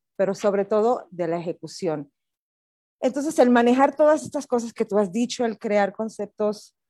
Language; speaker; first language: Spanish; native; Spanish